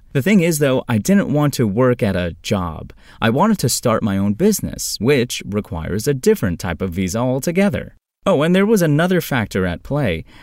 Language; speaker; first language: English; non-native, fluent; Turkish